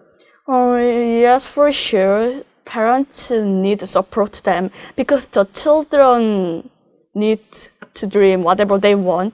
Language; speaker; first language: English; non-native, learner; Korean